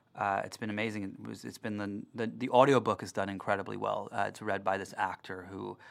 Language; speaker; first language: English; native; English